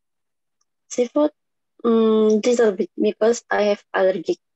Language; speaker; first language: English; non-native, learner; Indonesian